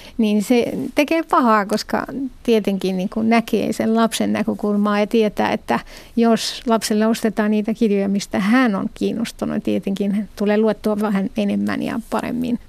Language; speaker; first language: Finnish; non-native, fluent; Arabic